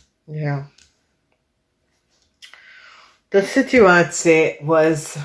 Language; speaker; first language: Dutch; non-native, learner; English